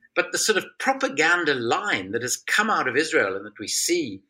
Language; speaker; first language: English; native; English